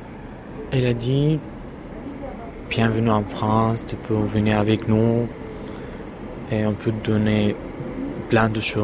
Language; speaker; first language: French; non-native, learner; Arabic